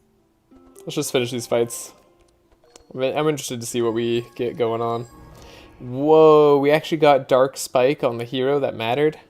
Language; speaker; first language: English; native; English